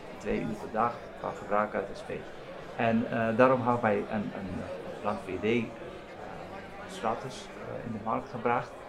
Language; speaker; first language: Dutch; non-native, fluent; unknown